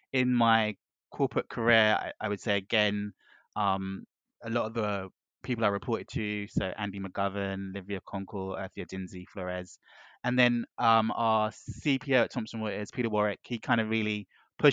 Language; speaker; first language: English; native; English